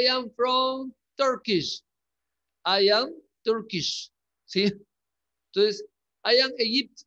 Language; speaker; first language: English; non-native, learner; Spanish